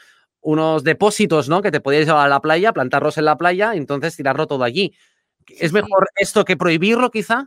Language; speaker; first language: Spanish; native; Spanish